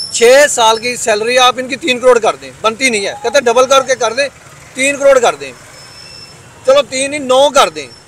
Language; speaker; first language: Urdu; non-native, local second language; Punjabi